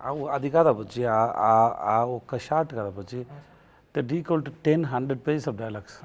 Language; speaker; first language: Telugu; non-native, learner; Tamil